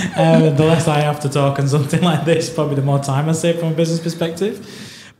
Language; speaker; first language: English; native; English